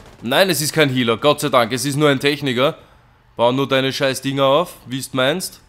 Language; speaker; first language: German; native; German